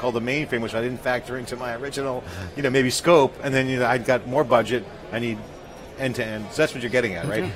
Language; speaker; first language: English; native; English